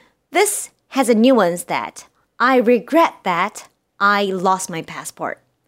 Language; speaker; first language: English; non-native, fluent; Japanese